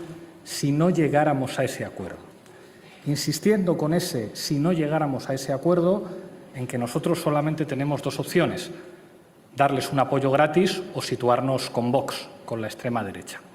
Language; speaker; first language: Spanish; native; Spanish